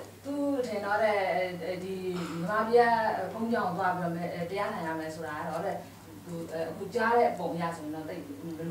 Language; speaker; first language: Dutch; non-native, learner; Burmese